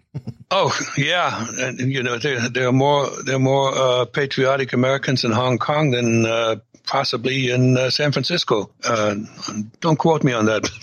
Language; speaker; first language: English; non-native, fluent; German